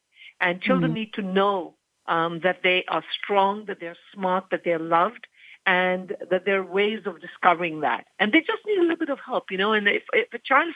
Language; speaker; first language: English; non-native, local second language; Punjabi